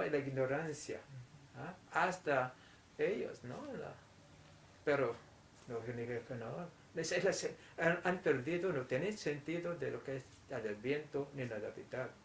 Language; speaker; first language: Spanish; non-native, fluent; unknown